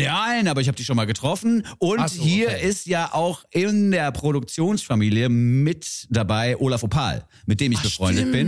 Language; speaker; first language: German; native; German